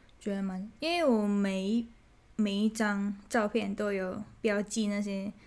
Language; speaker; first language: Chinese; early bilingual, heritage; Thai